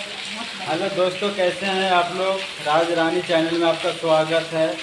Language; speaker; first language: Hindi; native; Hindi